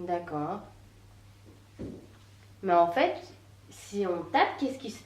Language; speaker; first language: French; native; French